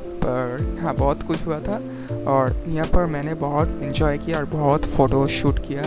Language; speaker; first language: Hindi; non-native, local second language; Bangla